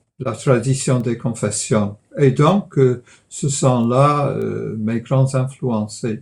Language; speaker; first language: French; non-native, fluent; English